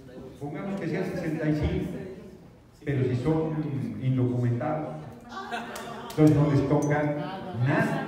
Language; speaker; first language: Spanish; native; Spanish